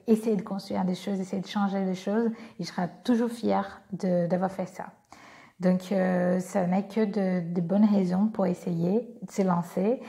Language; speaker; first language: French; non-native, fluent; Portuguese